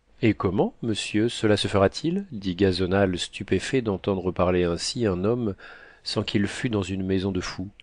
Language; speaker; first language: French; native; French